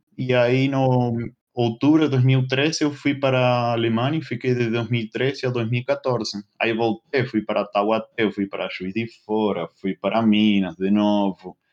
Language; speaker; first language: Portuguese; non-native, fluent; Spanish